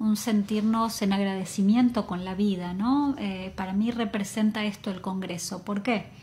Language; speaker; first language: Spanish; native; Spanish